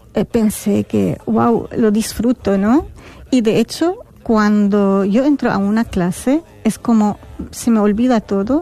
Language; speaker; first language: Spanish; non-native, fluent; Arabic